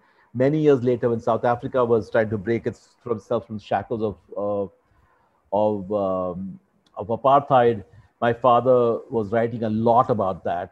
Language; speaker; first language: English; non-native, local second language; Hindi